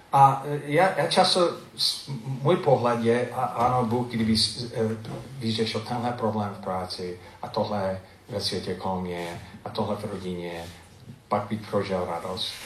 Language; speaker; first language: Czech; non-native, fluent; English